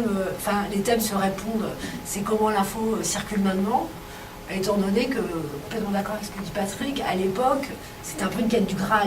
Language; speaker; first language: French; native; French